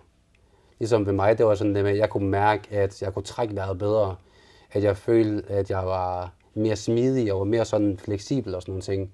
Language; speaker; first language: Danish; native; Danish